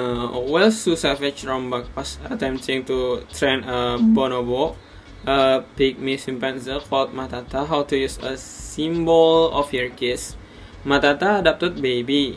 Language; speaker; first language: English; non-native, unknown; Indonesian